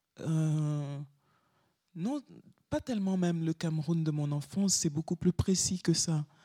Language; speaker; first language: French; native; French